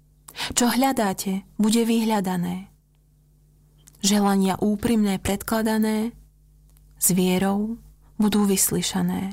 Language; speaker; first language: Slovak; native; Slovak